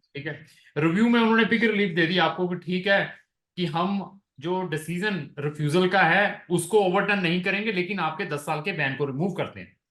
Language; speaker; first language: Hindi; non-native, local second language; Punjabi